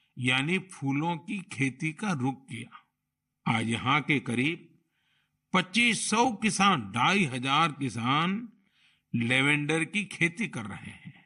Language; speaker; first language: Hindi; non-native, local second language; Gujarati